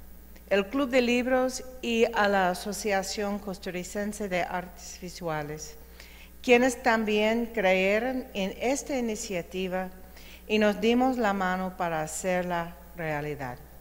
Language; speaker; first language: Spanish; non-native, fluent; English